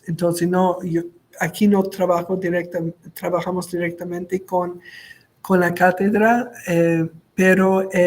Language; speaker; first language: Spanish; non-native, local second language; French